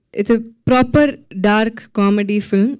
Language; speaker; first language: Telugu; non-native, fluent; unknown